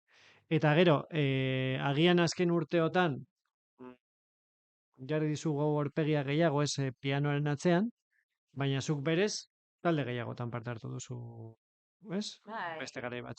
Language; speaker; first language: Basque; native; Basque